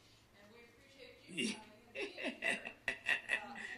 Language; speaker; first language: English; native; English